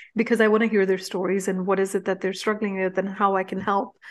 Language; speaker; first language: English; non-native, local second language; Punjabi